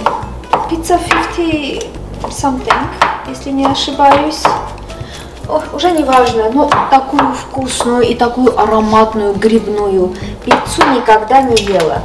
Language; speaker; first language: Russian; non-native, local second language; Armenian